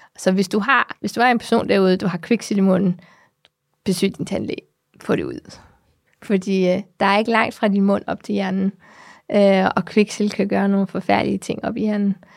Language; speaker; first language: Danish; early bilingual, heritage; Danish